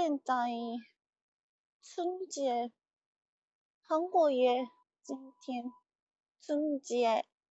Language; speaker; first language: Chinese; non-native, learner; Korean